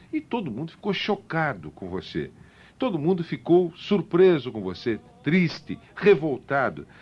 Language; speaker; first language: Portuguese; native; Portuguese